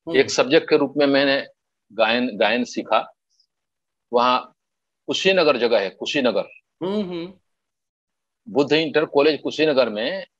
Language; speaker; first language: Hindi; native; Hindi